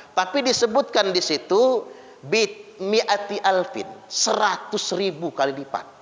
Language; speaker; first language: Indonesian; non-native, local second language; Malay